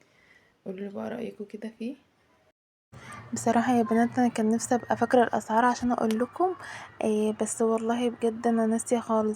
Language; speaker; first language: Arabic; native; Arabic